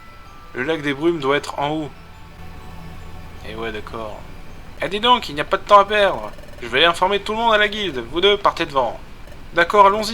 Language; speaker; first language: French; native; French